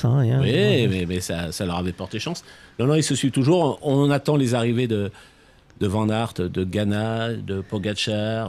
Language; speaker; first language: French; native; French